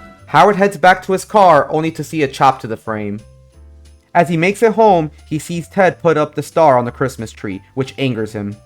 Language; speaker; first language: English; native; English